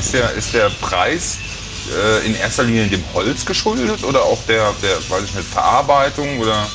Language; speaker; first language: German; native; German